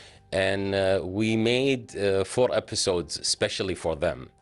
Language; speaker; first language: English; non-native, fluent; Arabic